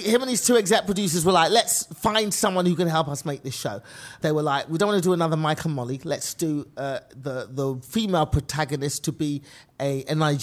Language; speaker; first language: English; native; English